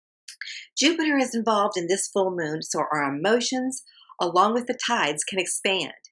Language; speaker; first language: English; native; English